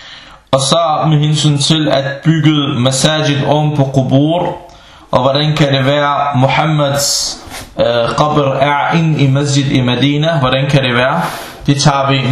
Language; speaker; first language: Danish; early bilingual, other home language; Arabic